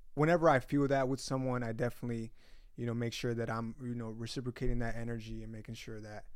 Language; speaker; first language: English; early bilingual, other home language; Spanish